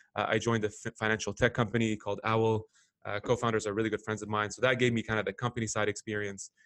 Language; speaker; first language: English; non-native, fluent; Arabic